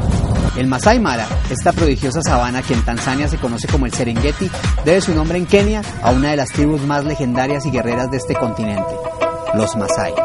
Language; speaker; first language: Spanish; native; Spanish